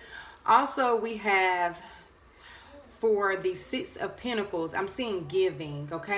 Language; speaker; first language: English; native; English